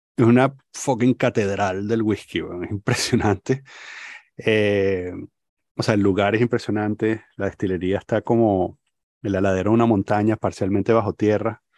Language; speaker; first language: Spanish; native; Spanish